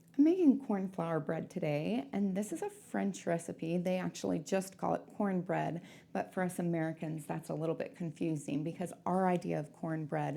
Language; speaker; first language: English; native; English